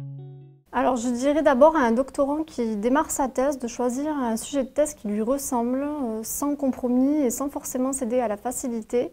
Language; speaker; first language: French; native; French